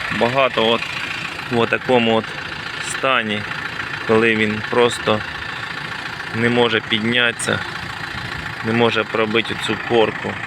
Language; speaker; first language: Ukrainian; native; Ukrainian